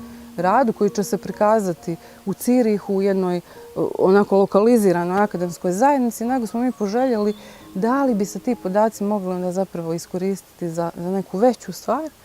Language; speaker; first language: Bosnian; native; Bosnian